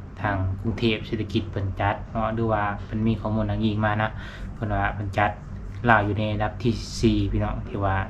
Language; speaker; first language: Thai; non-native, local second language; Lao